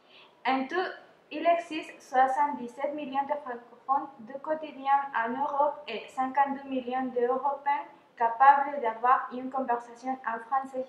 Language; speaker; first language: French; non-native, fluent; Spanish